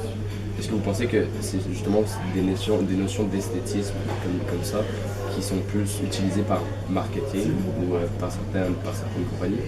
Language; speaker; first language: French; native; French